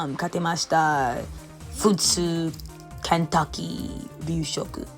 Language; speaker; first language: Japanese; non-native, learner; English